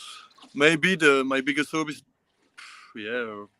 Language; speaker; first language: English; non-native, learner; French